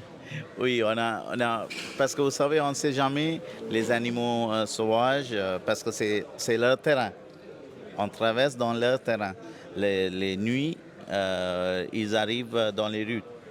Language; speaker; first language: French; non-native, fluent; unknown